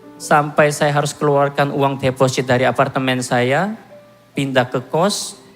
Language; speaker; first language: Indonesian; non-native, fluent; Korean